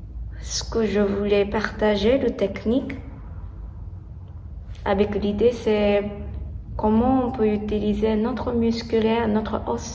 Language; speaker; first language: French; non-native, learner; Japanese